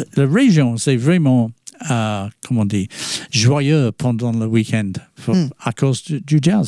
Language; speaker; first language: French; non-native, fluent; English